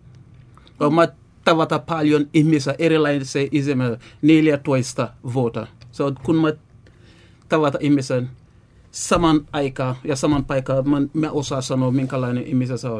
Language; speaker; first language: Finnish; non-native, learner; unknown